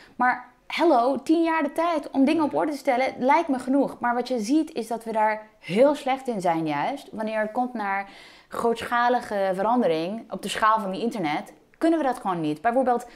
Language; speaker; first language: Dutch; non-native, fluent; English